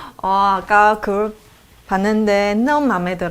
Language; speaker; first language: Korean; non-native, learner; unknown